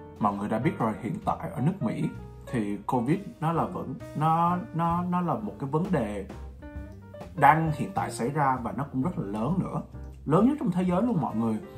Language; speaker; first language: Vietnamese; early bilingual, heritage; Vietnamese